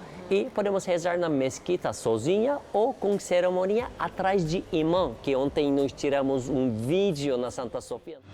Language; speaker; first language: Portuguese; non-native, learner; Turkish